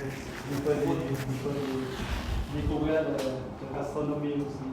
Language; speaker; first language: French; non-native, learner; Khmer